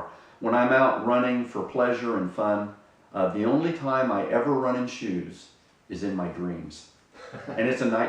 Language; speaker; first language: English; native; English